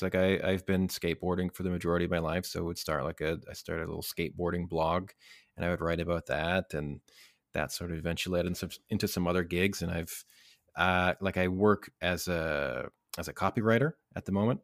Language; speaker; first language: English; native; English